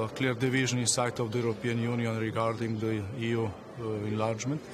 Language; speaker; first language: English; non-native, fluent; Slovenian